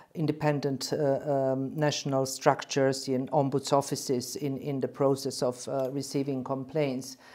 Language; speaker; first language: English; non-native, fluent; Bosnian